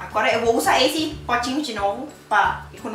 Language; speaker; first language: Portuguese; non-native, learner; Thai